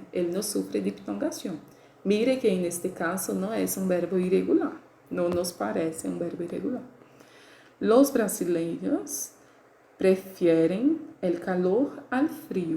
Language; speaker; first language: Spanish; non-native, fluent; Portuguese